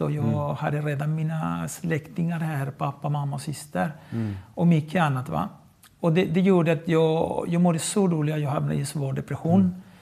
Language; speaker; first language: Swedish; non-native, fluent; Spanish